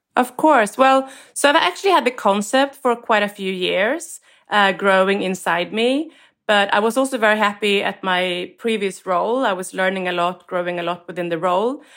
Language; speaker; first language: English; non-native, fluent; Swedish